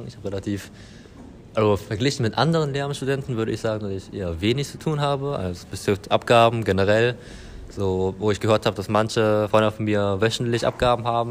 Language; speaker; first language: German; native; German